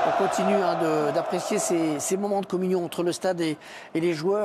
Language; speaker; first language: French; native; French